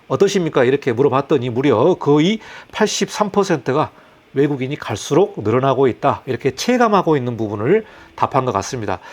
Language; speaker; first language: Korean; native; Korean